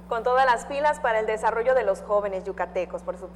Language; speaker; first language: Spanish; native; Spanish